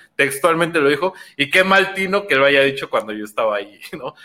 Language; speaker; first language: Spanish; native; Spanish